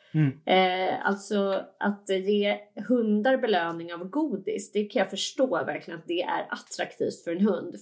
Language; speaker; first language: Swedish; native; Swedish